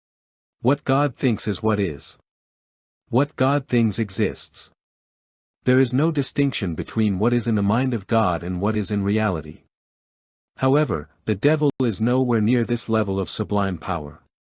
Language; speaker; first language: English; native; English